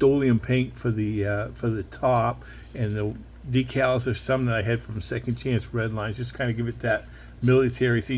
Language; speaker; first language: English; native; English